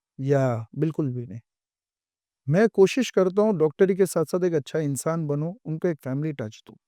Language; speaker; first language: Hindi; non-native, local second language; Gujarati